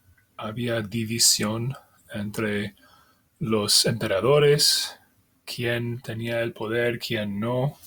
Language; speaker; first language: Spanish; non-native, fluent; English